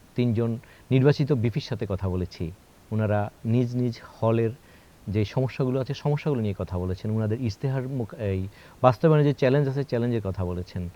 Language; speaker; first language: Bangla; native; Bangla